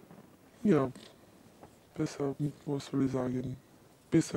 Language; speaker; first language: German; non-native, learner; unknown